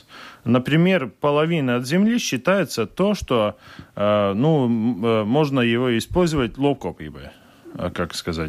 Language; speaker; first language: Russian; non-native, local second language; Latvian